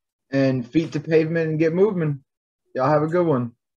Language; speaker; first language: English; native; English